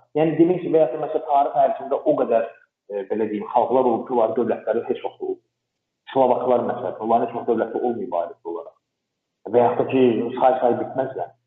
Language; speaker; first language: Azerbaijani; non-native, local second language; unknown